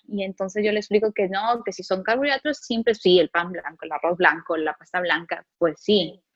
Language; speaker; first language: Spanish; native; Spanish